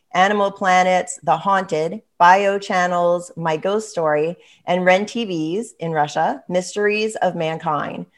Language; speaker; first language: English; native; English